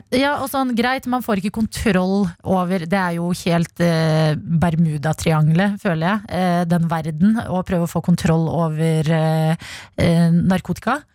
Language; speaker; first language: Norwegian; early bilingual, other home language; Albanian